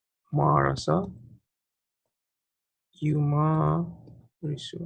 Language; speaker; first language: Arabic; non-native, fluent; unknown